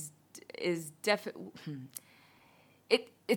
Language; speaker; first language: English; non-native, fluent; French